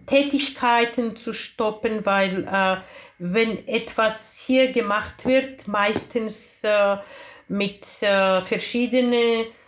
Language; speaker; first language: German; non-native, fluent; Georgian